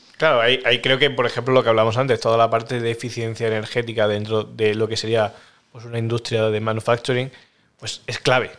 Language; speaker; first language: Spanish; native; Spanish